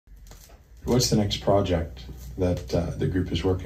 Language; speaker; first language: English; native; English